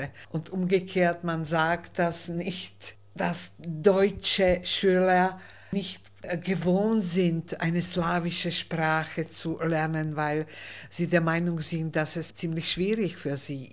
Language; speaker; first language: German; non-native, fluent; Czech